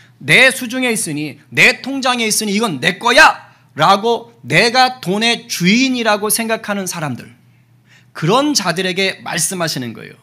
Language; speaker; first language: Korean; native; Korean